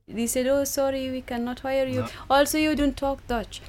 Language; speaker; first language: English; non-native, fluent; Persian